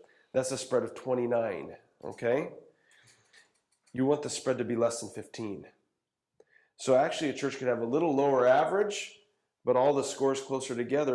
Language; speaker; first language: English; native; English